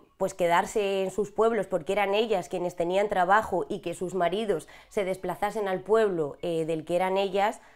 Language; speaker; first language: Spanish; native; Spanish